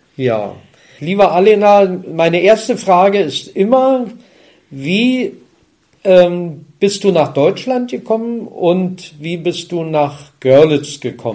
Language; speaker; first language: German; native; German